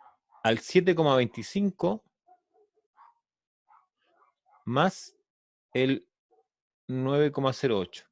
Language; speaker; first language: Spanish; native; Spanish